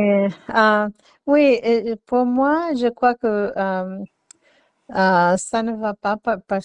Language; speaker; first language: French; non-native, learner; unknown